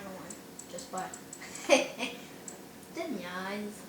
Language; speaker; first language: French; native; French